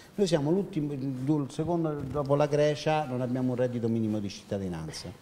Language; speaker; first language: Italian; native; Italian